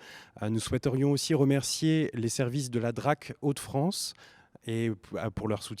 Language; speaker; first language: French; native; French